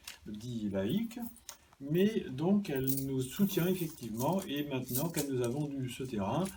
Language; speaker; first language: French; native; French